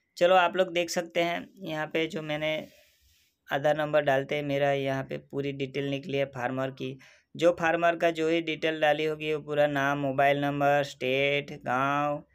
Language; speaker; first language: Hindi; non-native, local second language; Gujarati